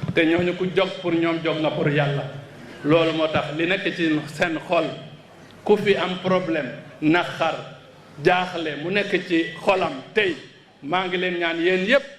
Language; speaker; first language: Wolof; non-native, local second language; Fula